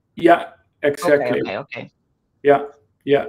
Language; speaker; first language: English; non-native, fluent; Dutch